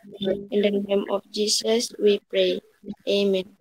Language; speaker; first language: English; non-native, learner; Indonesian